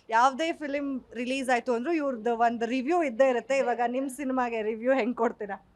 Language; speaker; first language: Kannada; native; Kannada